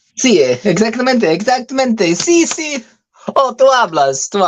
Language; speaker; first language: Spanish; non-native, learner; English